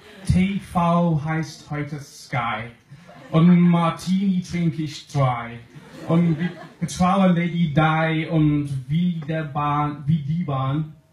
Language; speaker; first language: German; non-native, fluent; English